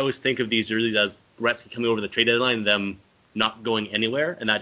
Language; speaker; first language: English; native; English